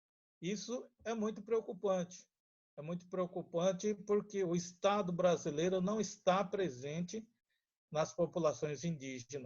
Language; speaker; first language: Portuguese; non-native, local second language; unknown